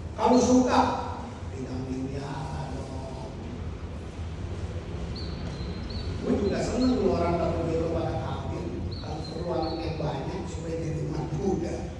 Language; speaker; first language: Indonesian; native; Indonesian